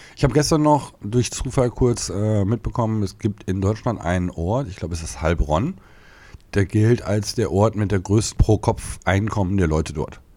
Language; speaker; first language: German; native; German